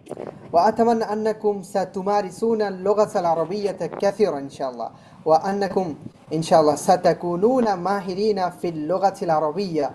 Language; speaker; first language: Arabic; non-native, fluent; Bangla